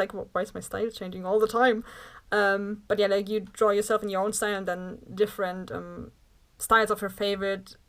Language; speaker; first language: English; non-native, fluent; German